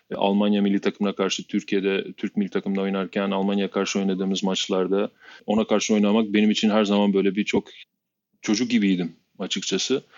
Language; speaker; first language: Turkish; non-native, fluent; Albanian